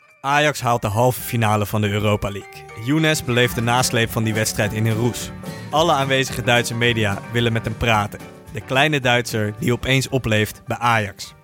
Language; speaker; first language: Dutch; native; Dutch